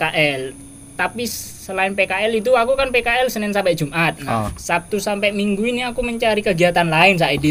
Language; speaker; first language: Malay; non-native, local second language; Javanese